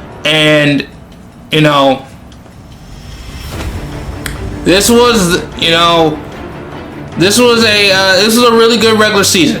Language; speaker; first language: English; native; English